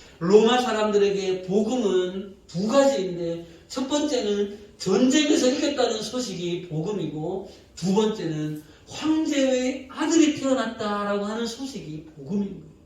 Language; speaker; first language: Korean; native; Korean